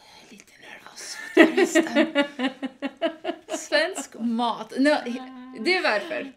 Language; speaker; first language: Swedish; non-native, learner; English